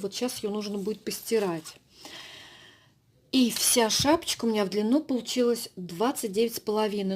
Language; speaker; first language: Russian; native; Russian